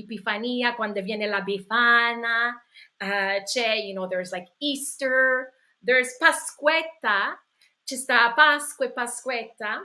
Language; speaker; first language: Italian; early bilingual, heritage; English